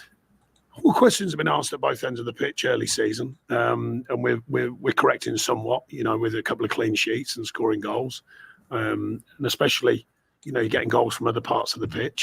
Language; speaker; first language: English; native; English